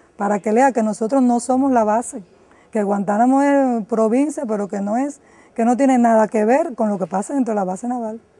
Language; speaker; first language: Spanish; native; Spanish